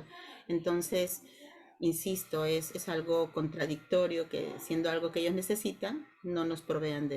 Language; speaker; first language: Spanish; native; Spanish